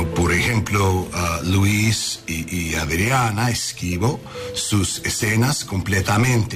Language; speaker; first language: Spanish; non-native, learner; English